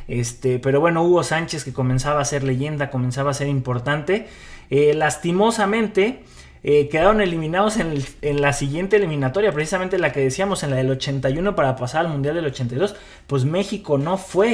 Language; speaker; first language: Spanish; native; Spanish